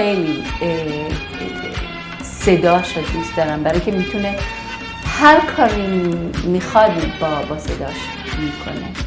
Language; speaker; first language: Persian; early bilingual, heritage; Persian